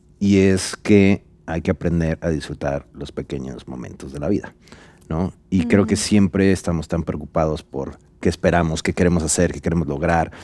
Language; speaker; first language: Spanish; native; Spanish